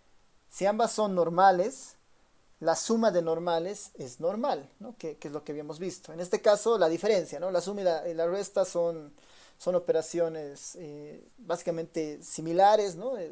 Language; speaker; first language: Spanish; native; Spanish